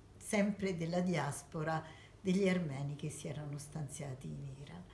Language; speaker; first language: Italian; early bilingual, other home language; Armenian